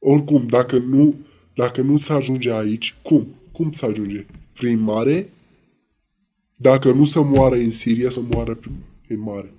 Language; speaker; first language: Romanian; non-native, learner; Arabic